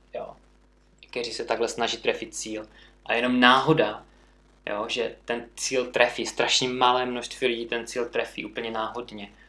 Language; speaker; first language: Czech; native; Czech